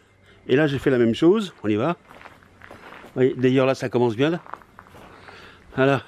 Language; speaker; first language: French; native; French